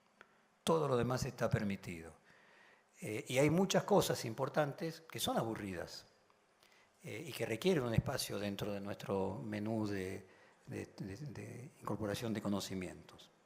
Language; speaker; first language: Spanish; native; Spanish